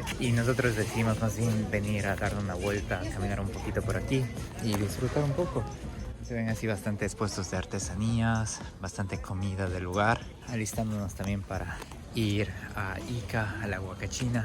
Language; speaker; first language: Spanish; native; Spanish